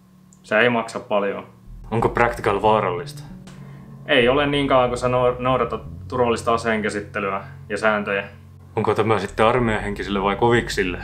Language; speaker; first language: Finnish; native; Finnish